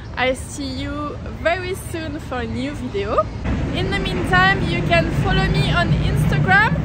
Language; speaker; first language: English; non-native, fluent; French